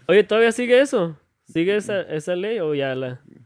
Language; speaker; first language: Spanish; native; Spanish